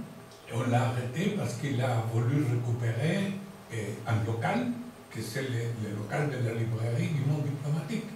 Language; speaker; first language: French; non-native, fluent; Spanish